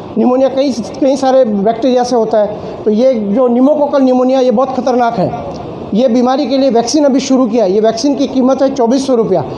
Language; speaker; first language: Hindi; non-native, local second language; Marathi